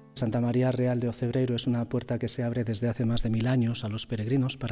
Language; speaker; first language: Spanish; native; Spanish